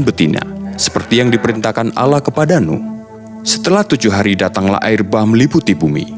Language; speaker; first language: Indonesian; native; Indonesian